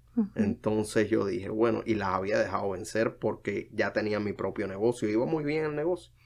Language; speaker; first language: Spanish; native; Spanish